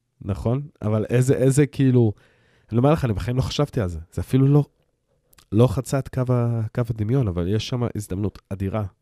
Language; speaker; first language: Hebrew; early bilingual, heritage; Hebrew